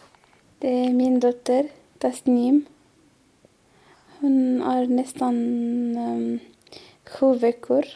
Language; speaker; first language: Swedish; non-native, learner; Arabic